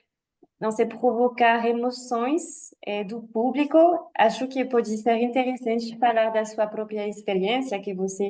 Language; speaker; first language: Portuguese; non-native, fluent; French